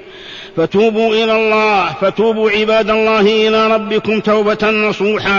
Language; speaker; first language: Arabic; native; Arabic